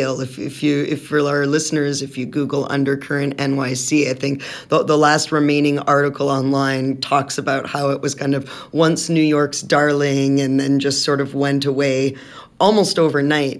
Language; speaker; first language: English; native; English